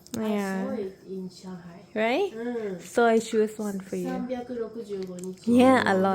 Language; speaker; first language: English; non-native, learner; Thai